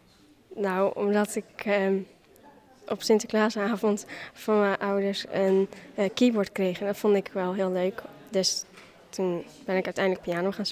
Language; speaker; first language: Dutch; native; Dutch